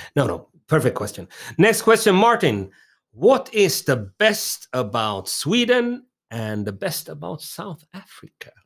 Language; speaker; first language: English; native; English